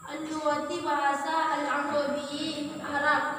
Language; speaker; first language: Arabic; non-native, learner; Indonesian